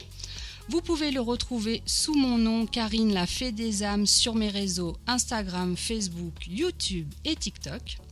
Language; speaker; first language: French; native; French